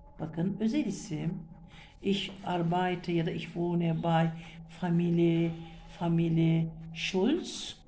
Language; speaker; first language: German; non-native, fluent; Turkish